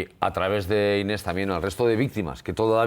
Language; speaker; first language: Spanish; native; Spanish